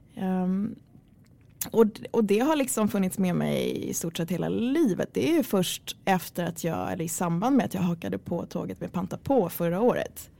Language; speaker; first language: Swedish; early bilingual, other home language; Kurdish